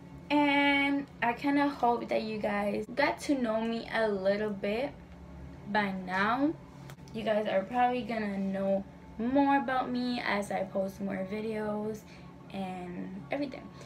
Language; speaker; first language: English; early bilingual, other home language; Spanish